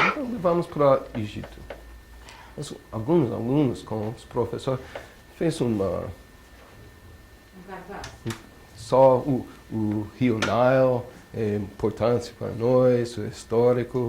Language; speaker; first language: Portuguese; non-native, learner; English